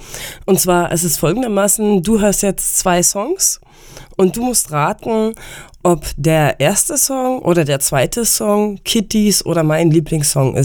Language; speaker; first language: German; native; German